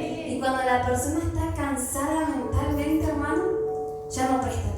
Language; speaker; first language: Spanish; native; Spanish